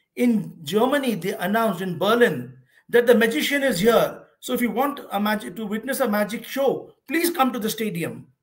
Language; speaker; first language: English; non-native, local second language; Hindi